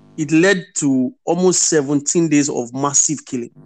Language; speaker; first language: English; non-native, local second language; Yoruba